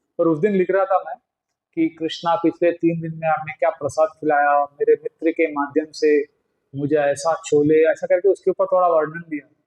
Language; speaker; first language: Hindi; non-native, local second language; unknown